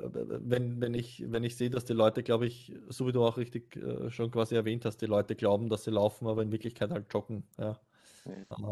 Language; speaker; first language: German; native; German